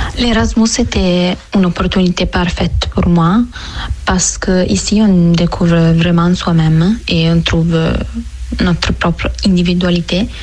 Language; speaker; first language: French; non-native, fluent; Italian